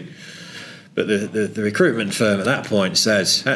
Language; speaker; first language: English; native; English